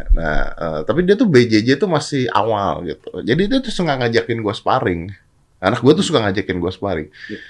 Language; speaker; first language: Indonesian; native; Indonesian